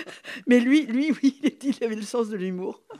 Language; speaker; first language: French; native; French